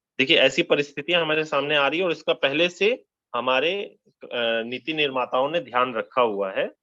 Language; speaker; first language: Hindi; native; Hindi